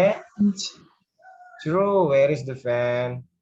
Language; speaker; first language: English; non-native, learner; Indonesian